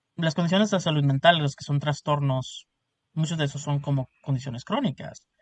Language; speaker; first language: Spanish; early bilingual, heritage; Spanish